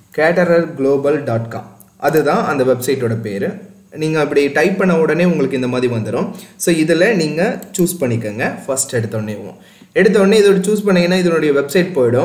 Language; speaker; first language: Tamil; native; Tamil